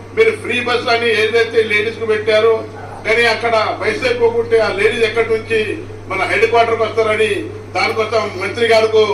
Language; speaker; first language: Telugu; non-native, local second language; Marathi